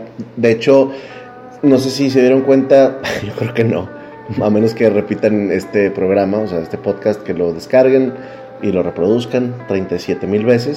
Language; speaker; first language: Spanish; native; Spanish